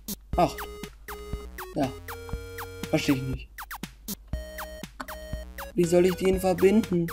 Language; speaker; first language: German; native; German